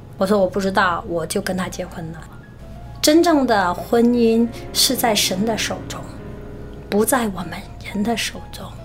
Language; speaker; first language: Chinese; non-native, local second language; Cantonese